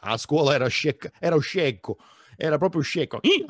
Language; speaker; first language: Italian; early bilingual, other home language; Sicilian